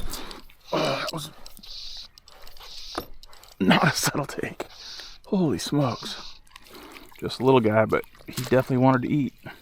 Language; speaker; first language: English; native; English